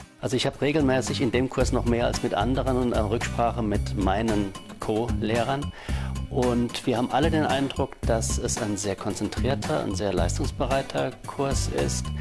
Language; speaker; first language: German; native; German